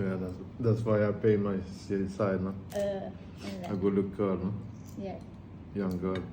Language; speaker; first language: English; non-native, learner; Swedish